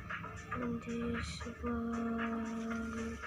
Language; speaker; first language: English; non-native, local second language; Filipino